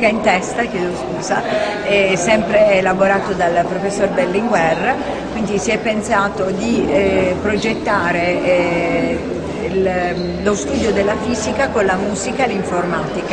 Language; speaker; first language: Italian; native; Italian